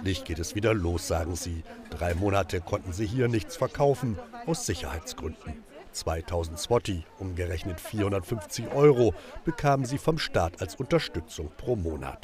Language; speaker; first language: German; native; German